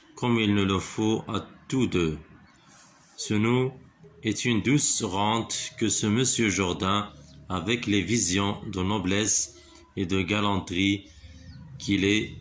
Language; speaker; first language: French; non-native, local second language; Arabic